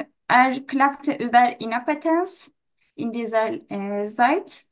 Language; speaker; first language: German; non-native, learner; Turkish